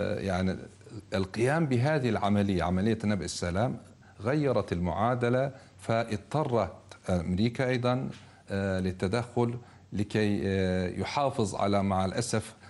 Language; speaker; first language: Arabic; non-native, fluent; Turkish